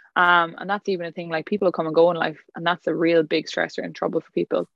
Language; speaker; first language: English; native; English